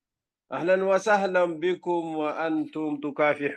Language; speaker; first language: Arabic; non-native, fluent; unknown